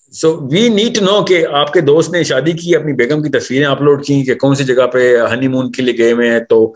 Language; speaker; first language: Urdu; native; Urdu